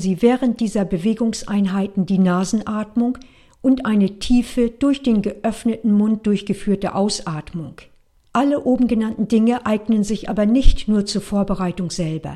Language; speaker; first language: German; native; German